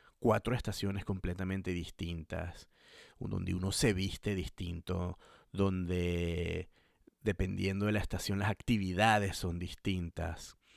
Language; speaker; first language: Spanish; native; Spanish